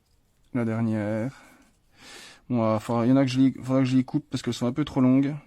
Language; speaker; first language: French; native; French